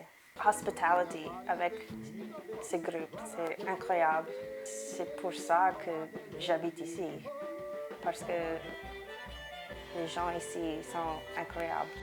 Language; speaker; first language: French; non-native, learner; English